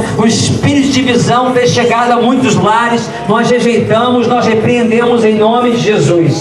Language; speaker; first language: Portuguese; native; Portuguese